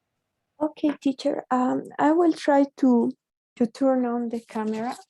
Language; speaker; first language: English; non-native, learner; Spanish